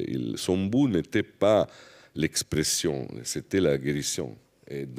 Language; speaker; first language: French; non-native, fluent; Italian